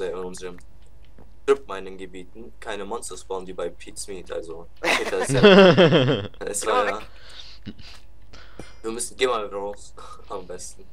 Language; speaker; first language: German; native; German